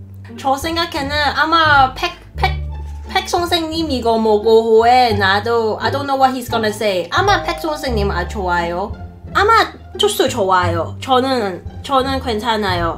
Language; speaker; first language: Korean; non-native, learner; Cantonese